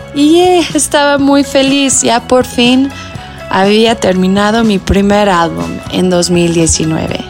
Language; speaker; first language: Spanish; early bilingual, heritage; Spanish